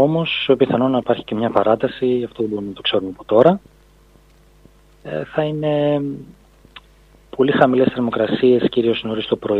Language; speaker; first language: Greek; native; Greek